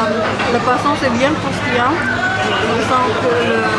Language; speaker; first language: French; non-native, fluent; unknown